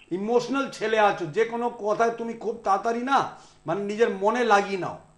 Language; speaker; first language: Bangla; non-native, local second language; Punjabi